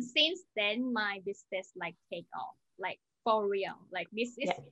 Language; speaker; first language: English; non-native, learner; Thai